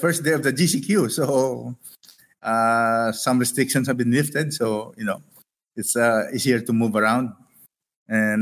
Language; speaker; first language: English; non-native, local second language; Hiligaynon